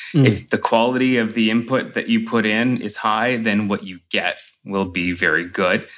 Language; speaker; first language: English; native; English